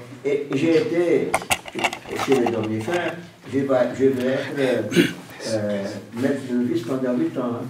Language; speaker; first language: French; non-native, fluent; Portuguese